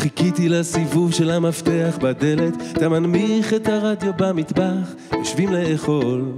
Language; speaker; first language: Hebrew; native; Hebrew